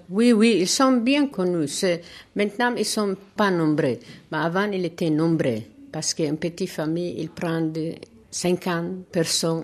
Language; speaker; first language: French; non-native, learner; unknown